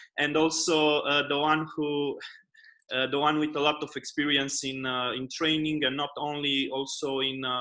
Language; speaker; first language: English; non-native, fluent; Romanian